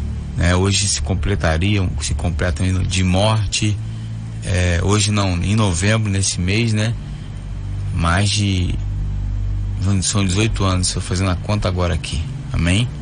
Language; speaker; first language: Portuguese; native; Portuguese